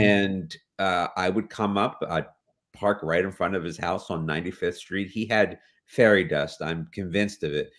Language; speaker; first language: English; native; English